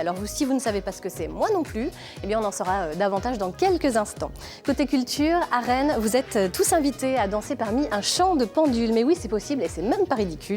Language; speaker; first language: French; native; French